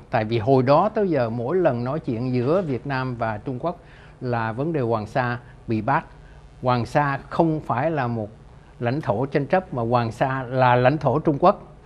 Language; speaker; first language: Vietnamese; native; Vietnamese